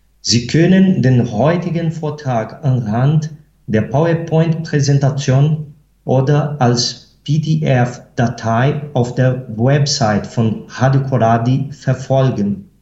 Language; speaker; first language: German; non-native, fluent; Portuguese